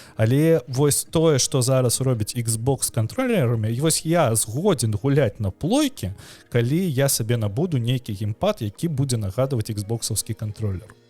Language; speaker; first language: Belarusian; non-native, local second language; Russian